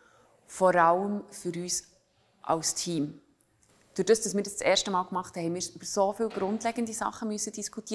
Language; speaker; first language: German; native; German